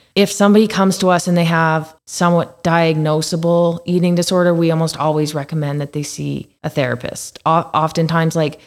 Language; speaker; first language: English; native; English